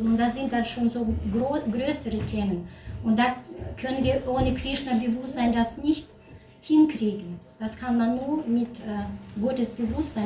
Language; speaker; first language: German; non-native, learner; Russian